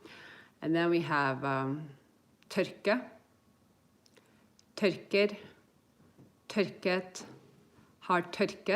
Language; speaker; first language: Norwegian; non-native, fluent; English